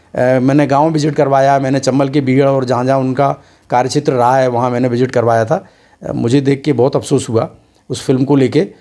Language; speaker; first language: Hindi; native; Hindi